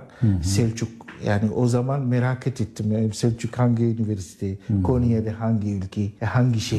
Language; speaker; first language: Turkish; non-native, learner; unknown